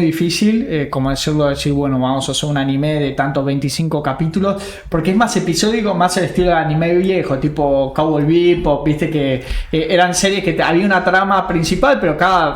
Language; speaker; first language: Spanish; native; Spanish